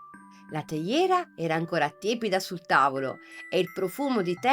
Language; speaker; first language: Italian; native; Italian